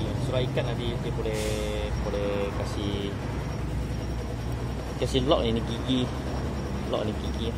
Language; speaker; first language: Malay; non-native, local second language; Chinese